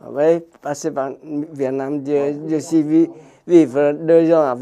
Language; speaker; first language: French; non-native, learner; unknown